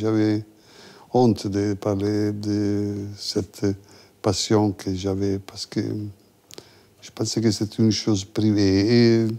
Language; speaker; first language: French; non-native, fluent; Italian